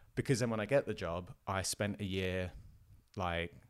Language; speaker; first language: English; native; English